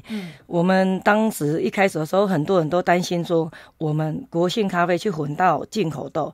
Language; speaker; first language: Chinese; native; Chinese